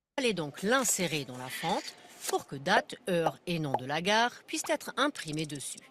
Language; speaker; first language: French; non-native, fluent; German